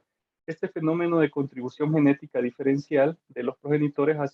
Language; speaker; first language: Spanish; native; Spanish